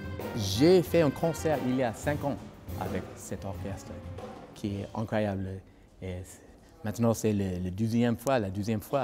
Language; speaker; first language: French; non-native, fluent; English